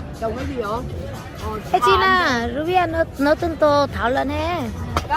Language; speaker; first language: Korean; non-native, learner; Vietnamese